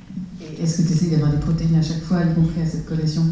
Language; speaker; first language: French; native; French